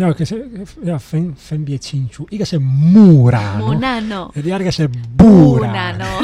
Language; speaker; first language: Chinese; non-native, fluent; Italian